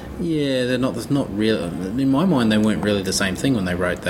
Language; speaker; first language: English; native; English